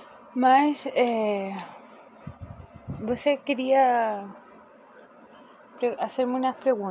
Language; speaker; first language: Portuguese; non-native, fluent; Spanish